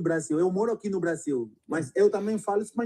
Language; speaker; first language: Portuguese; non-native, learner; Spanish